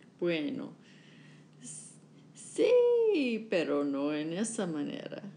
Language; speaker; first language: Spanish; non-native, learner; English